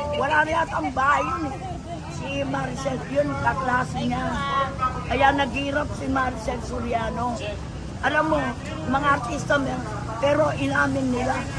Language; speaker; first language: Filipino; non-native, local second language; Iloko